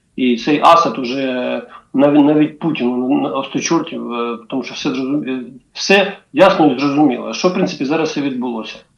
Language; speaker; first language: Ukrainian; native; Ukrainian